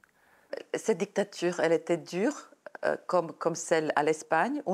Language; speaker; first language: French; non-native, fluent; Serbian